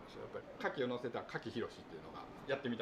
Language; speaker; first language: Japanese; native; Japanese